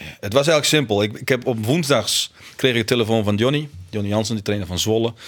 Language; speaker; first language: Dutch; native; Dutch